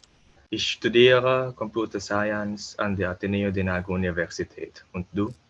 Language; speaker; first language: German; non-native, learner; Filipino